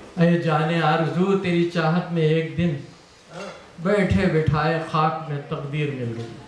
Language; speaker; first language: Urdu; native; Urdu